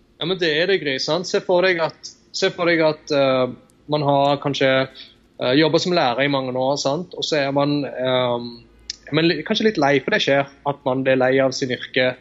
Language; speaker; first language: Norwegian; early bilingual, other home language; Tamil